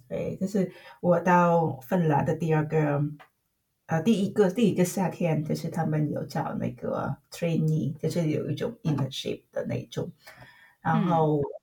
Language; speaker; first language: Chinese; non-native, fluent; Vietnamese